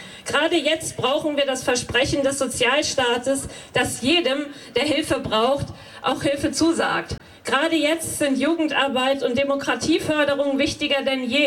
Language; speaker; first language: German; native; German